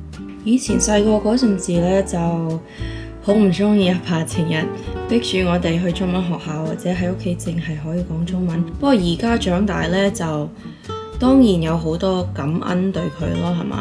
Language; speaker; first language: Chinese; early bilingual, heritage; Cantonese